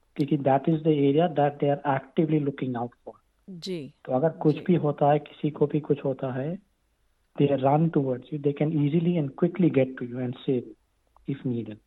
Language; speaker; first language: Hindi; non-native, local second language; Gujarati